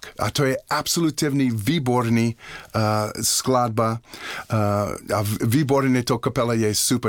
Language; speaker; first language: Czech; non-native, learner; English